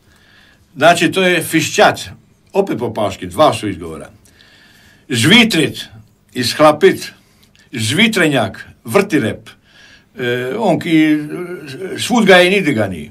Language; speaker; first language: Croatian; native; Croatian